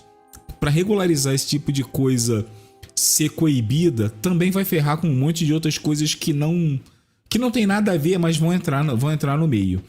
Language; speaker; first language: Portuguese; native; Portuguese